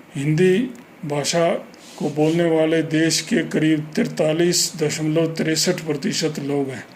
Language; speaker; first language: Hindi; native; Hindi